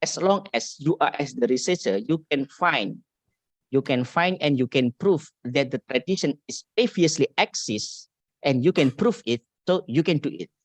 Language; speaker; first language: English; non-native, learner; Indonesian